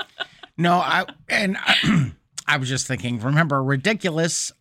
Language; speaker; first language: English; native; English